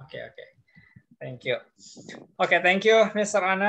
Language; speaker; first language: English; non-native, fluent; Indonesian